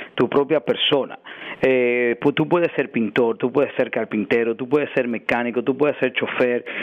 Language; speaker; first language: Spanish; early bilingual, heritage; Spanish